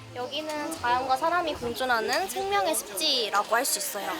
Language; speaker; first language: Korean; native; Korean